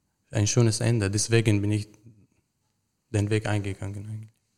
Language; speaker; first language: German; non-native, fluent; Arabic